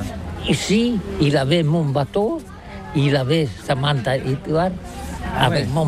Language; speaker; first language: French; non-native, learner; Catalan